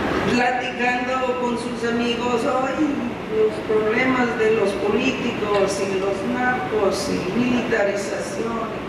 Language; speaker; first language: Spanish; non-native, fluent; English